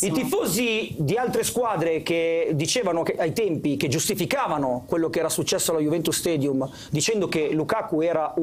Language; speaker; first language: Italian; native; Italian